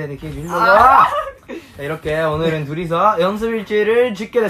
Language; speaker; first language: Korean; non-native, fluent; Japanese